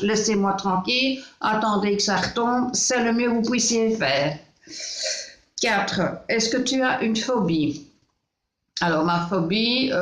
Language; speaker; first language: French; native; French